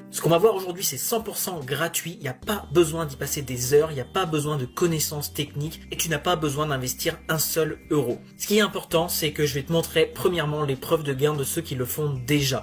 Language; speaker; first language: French; native; French